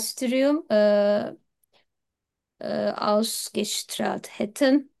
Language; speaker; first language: German; non-native, learner; Turkish